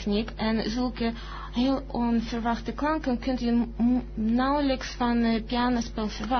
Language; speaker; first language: Dutch; non-native, fluent; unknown